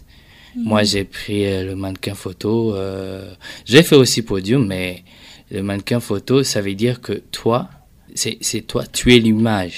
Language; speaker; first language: French; non-native, local second language; Rundi